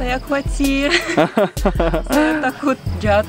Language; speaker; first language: Indonesian; non-native, learner; Russian